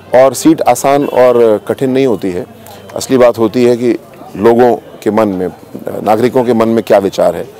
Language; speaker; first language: Hindi; native; Hindi